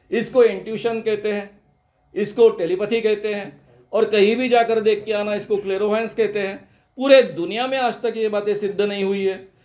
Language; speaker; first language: Hindi; non-native, local second language; Marathi